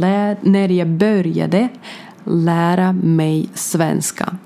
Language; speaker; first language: Swedish; non-native, learner; Ukrainian